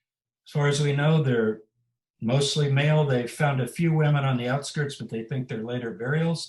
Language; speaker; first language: English; native; English